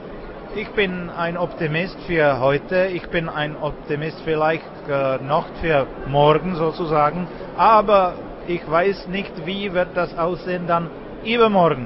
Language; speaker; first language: German; non-native, fluent; Czech